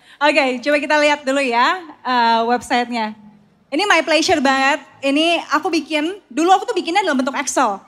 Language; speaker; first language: Indonesian; native; Indonesian